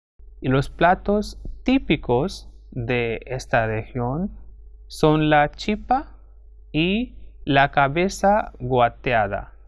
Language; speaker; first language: Spanish; non-native, fluent; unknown